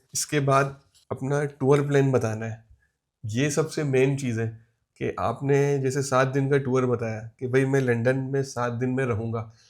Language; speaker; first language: Urdu; native; Urdu